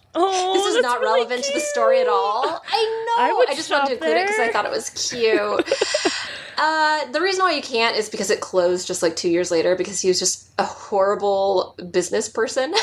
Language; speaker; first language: English; native; English